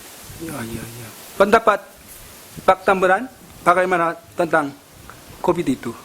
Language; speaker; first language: Indonesian; non-native, learner; Korean